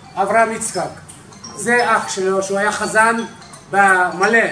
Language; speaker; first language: Hebrew; non-native, fluent; Russian